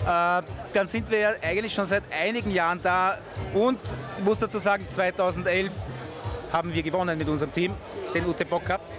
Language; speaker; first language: German; native; German